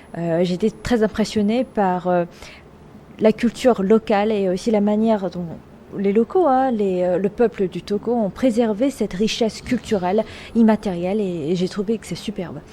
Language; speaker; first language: French; non-native, fluent; Chinese